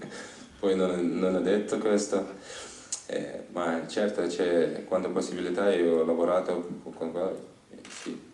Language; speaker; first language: Italian; non-native, learner; Ukrainian